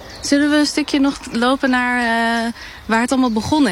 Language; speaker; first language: Dutch; native; Dutch